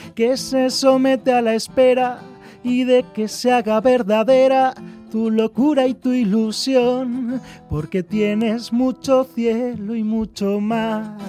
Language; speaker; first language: Spanish; native; Spanish